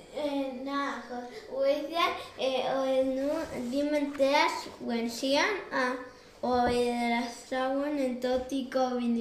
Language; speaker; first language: Welsh; non-native, learner; Spanish